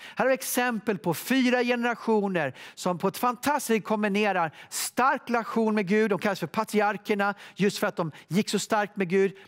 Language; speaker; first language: Swedish; native; Swedish